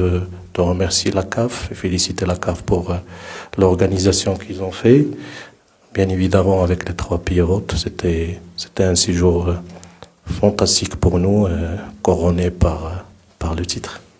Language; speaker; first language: French; non-native, local second language; Arabic